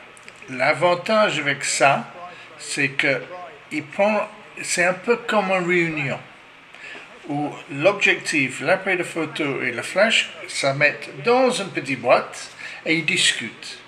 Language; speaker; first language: French; non-native, learner; English